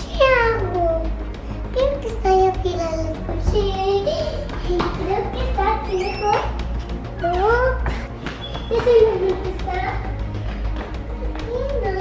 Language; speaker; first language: Spanish; early bilingual, heritage; Spanish